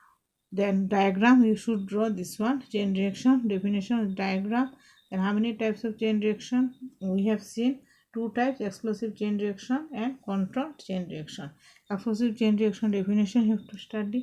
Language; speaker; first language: English; non-native, local second language; Bangla